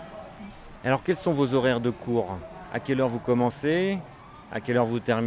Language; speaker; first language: French; native; French